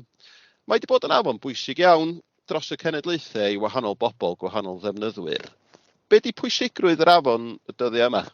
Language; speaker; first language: Welsh; native; Welsh